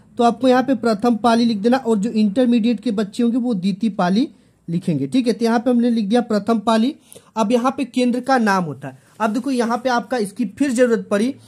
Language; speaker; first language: Hindi; native; Hindi